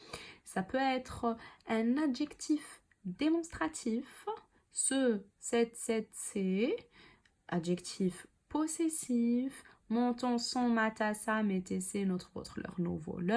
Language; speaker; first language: French; non-native, local second language; Arabic